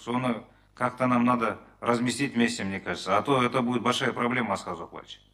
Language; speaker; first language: Russian; non-native, local second language; Kazakh